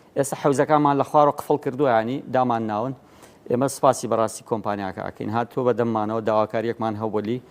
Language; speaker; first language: Central Kurdish; native; Central Kurdish